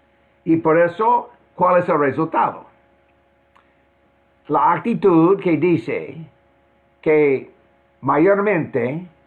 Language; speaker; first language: Spanish; non-native, fluent; English